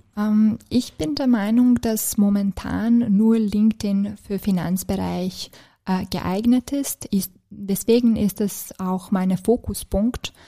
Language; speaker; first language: German; non-native, fluent; Serbian